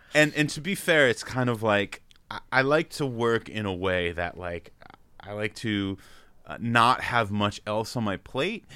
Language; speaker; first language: English; native; English